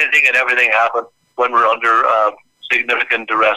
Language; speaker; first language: English; native; English